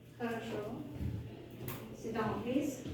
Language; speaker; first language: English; non-native, learner; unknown